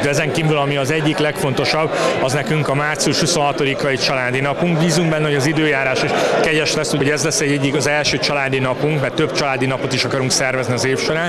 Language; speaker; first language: Hungarian; native; Hungarian